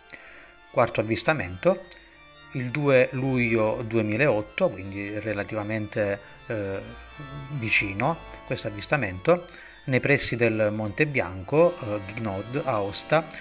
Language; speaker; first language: Italian; native; Italian